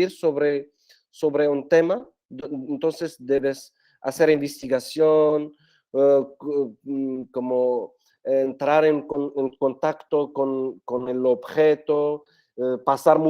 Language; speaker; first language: Spanish; non-native, fluent; Arabic